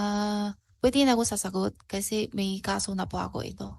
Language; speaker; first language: Filipino; non-native, learner; Chinese